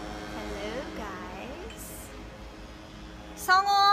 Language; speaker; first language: English; early bilingual, other home language; Korean